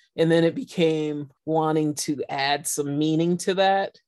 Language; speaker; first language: English; native; English